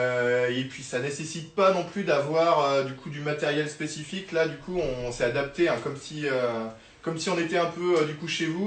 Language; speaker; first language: French; native; French